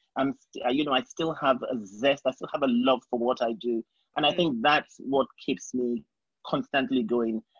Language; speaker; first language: English; non-native, local second language; Yoruba